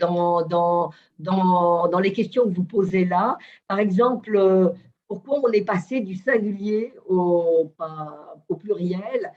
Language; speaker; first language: French; native; French